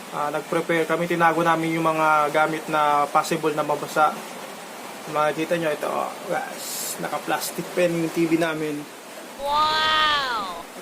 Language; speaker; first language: Filipino; non-native, local second language; Bikol